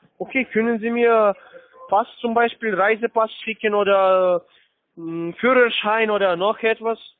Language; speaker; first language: German; non-native, learner; Russian